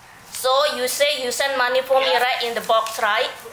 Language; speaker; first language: English; non-native, learner; Javanese